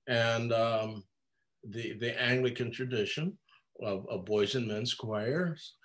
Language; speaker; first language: English; native; English